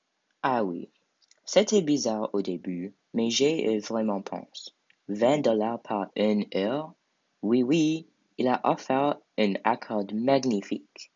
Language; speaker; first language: French; non-native, learner; English